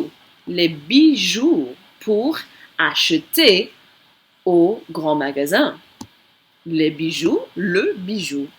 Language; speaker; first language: French; non-native, fluent; English